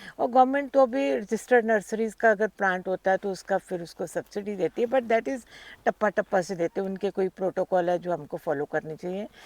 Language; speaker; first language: Hindi; non-native, local second language; Punjabi